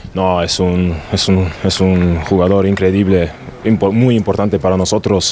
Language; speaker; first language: Spanish; non-native, learner; German